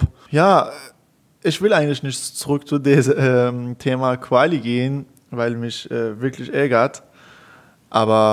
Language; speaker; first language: German; non-native, fluent; Persian